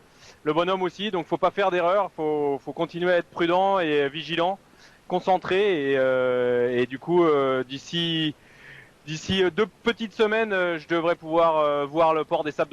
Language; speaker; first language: French; native; French